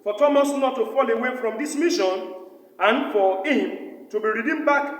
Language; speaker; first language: English; non-native, local second language; Yoruba